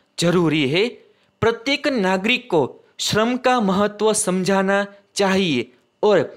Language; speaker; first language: Hindi; non-native, local second language; Gujarati